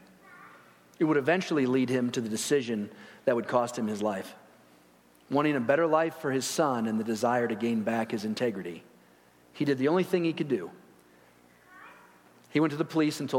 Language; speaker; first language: English; native; English